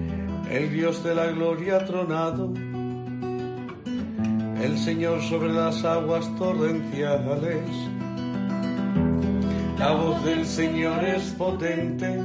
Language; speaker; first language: Spanish; native; Spanish